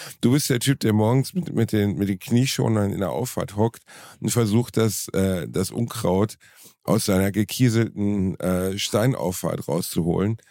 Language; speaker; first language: German; native; German